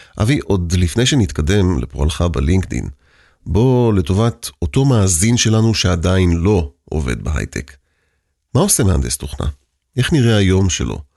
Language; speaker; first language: Hebrew; native; Hebrew